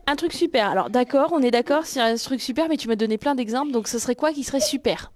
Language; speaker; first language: French; native; French